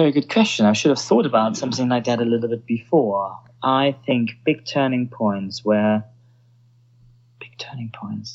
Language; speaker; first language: English; non-native, fluent; German